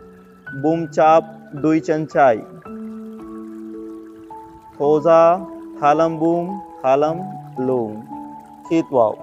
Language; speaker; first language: Vietnamese; non-native, learner; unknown